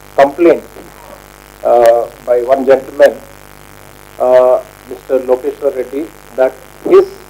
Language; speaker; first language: English; non-native, local second language; Telugu